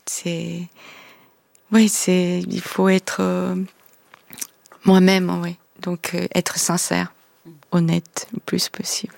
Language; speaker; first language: French; non-native, fluent; Korean